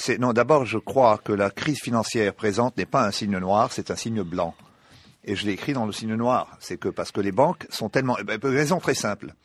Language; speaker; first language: French; non-native, local second language; Arabic